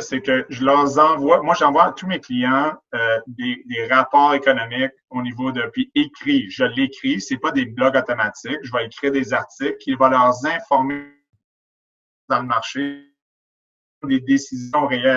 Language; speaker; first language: French; native; French